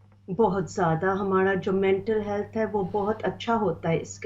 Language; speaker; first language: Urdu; early bilingual, heritage; Urdu